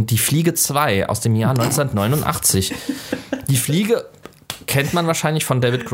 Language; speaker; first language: German; native; German